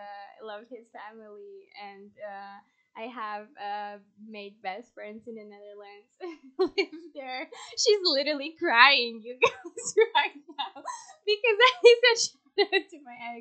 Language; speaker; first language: English; non-native, fluent; Polish